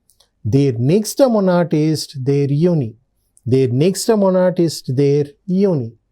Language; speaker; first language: German; non-native, learner; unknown